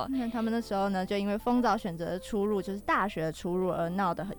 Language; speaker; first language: Chinese; native; Chinese